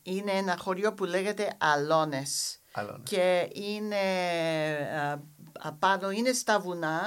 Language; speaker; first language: Greek; non-native, fluent; English